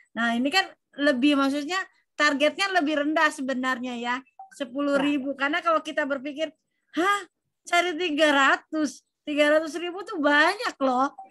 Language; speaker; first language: Indonesian; native; Indonesian